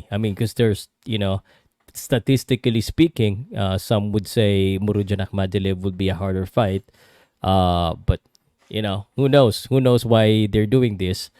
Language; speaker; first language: English; non-native, local second language; Filipino